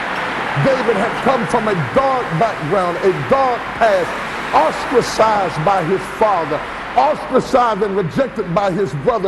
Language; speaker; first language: English; native; English